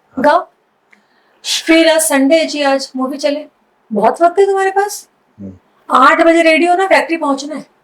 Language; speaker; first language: Hindi; native; Hindi